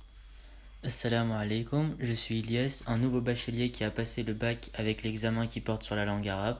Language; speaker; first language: French; native; French